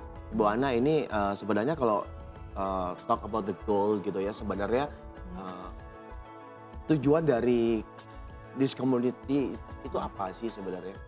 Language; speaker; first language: Indonesian; native; Indonesian